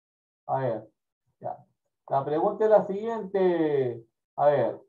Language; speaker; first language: Spanish; native; Spanish